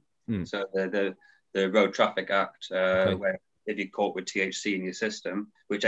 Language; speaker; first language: English; native; English